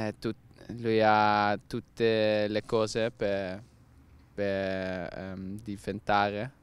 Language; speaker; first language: Italian; non-native, learner; Dutch